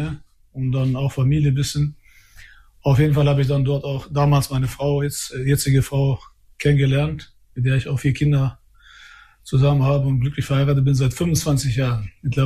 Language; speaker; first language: German; early bilingual, other home language; Albanian